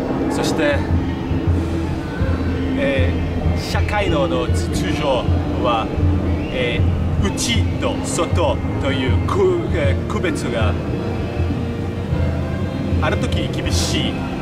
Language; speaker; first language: Japanese; non-native, fluent; Portuguese